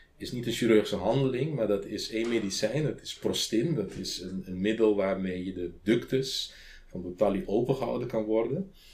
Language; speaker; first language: Dutch; non-native, local second language; Papiamento